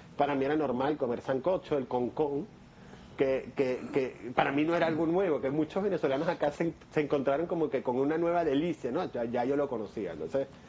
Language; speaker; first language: Spanish; native; Spanish